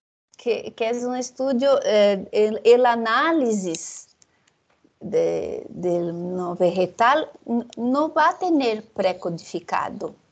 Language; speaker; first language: Spanish; non-native, fluent; Portuguese